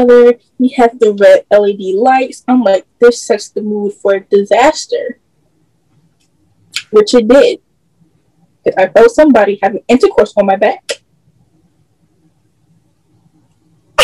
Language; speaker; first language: English; native; English